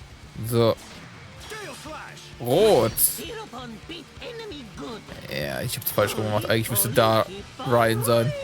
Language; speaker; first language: German; native; German